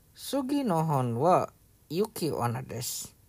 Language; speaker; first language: Japanese; non-native, learner; Indonesian